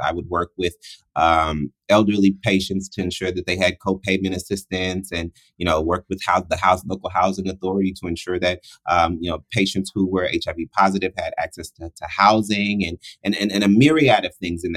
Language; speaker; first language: English; native; English